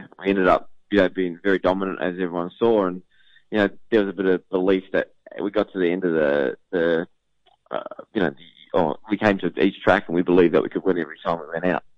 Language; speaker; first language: English; native; English